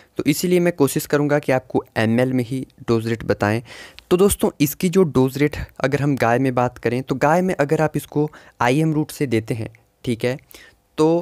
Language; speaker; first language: Hindi; native; Hindi